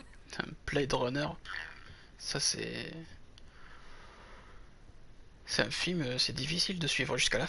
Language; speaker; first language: French; native; French